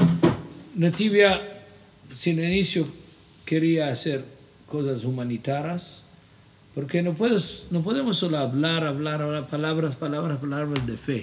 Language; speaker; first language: Spanish; non-native, fluent; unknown